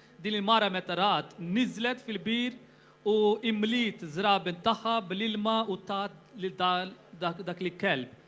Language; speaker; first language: Maltese; non-native, fluent; Urdu